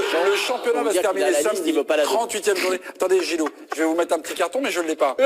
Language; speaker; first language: French; native; French